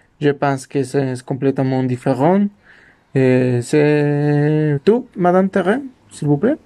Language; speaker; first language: French; non-native, learner; Spanish